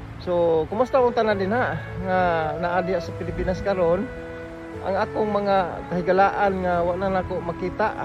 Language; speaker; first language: Cebuano; native; Cebuano